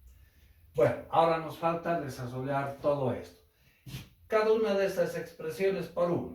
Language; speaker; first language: Spanish; native; Spanish